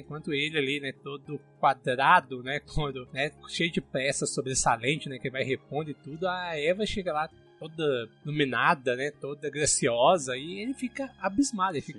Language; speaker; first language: Portuguese; native; Portuguese